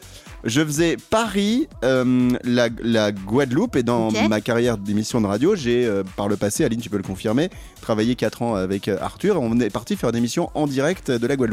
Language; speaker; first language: French; native; French